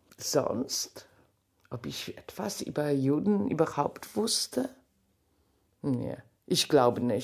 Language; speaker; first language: German; non-native, fluent; Polish